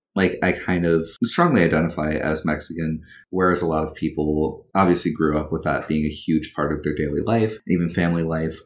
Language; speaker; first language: English; early bilingual, other home language; Spanish